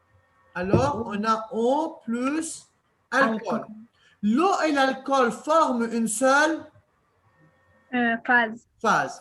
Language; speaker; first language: French; non-native, local second language; Arabic